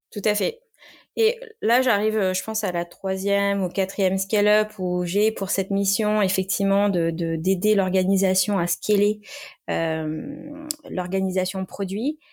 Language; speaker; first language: French; native; French